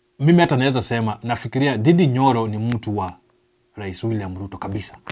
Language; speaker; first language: Swahili; non-native, local second language; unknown